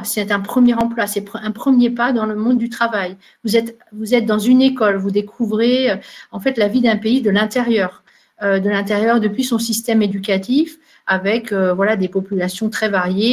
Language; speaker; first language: French; native; French